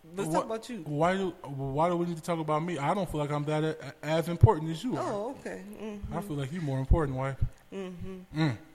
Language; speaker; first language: English; native; English